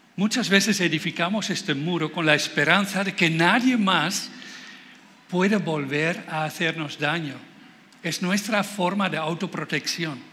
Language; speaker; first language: Spanish; non-native, fluent; Dutch